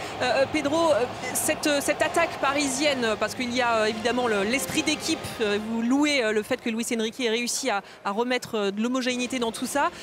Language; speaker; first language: French; native; French